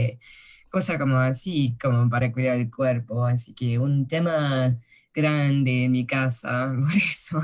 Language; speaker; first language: Spanish; early bilingual, heritage; Spanish